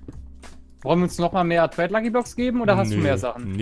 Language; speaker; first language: German; native; German